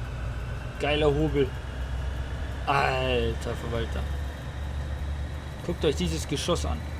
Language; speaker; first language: German; native; German